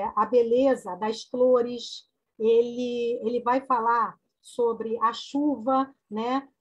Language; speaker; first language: Portuguese; native; Portuguese